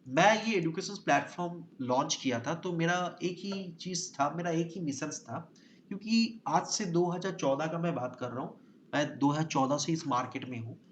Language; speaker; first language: Hindi; non-native, local second language; Bangla